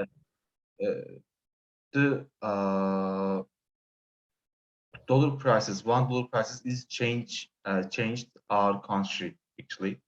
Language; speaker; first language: English; non-native, learner; Turkish